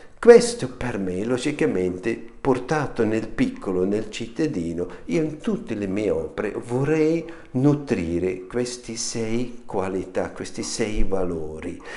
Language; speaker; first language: Italian; non-native, fluent; German